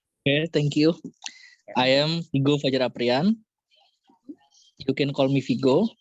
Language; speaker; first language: English; non-native, learner; Indonesian